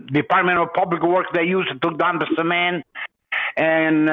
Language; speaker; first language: English; non-native, fluent; Italian